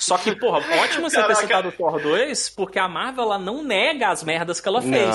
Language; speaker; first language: Portuguese; native; Portuguese